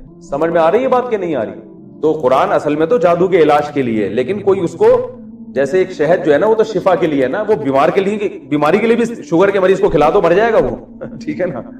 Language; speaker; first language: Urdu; native; Urdu